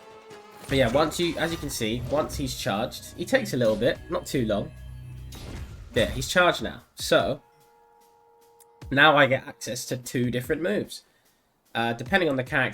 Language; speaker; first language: English; native; English